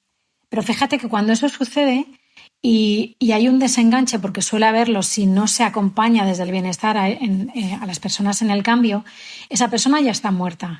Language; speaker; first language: Spanish; native; Spanish